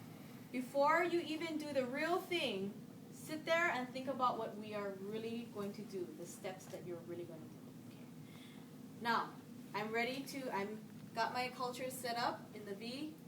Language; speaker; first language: English; native; English